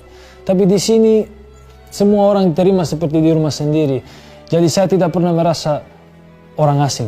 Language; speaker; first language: Indonesian; non-native, fluent; Serbian